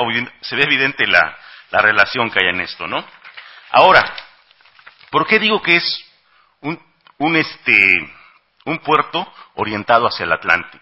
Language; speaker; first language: Spanish; native; Spanish